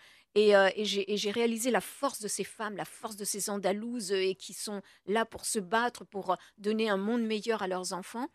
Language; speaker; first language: French; native; French